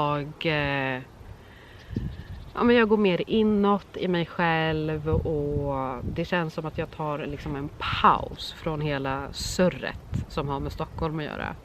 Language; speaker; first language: Swedish; native; Swedish